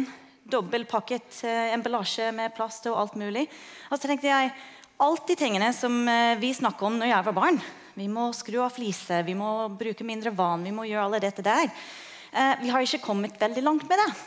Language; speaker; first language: Norwegian; non-native, fluent; English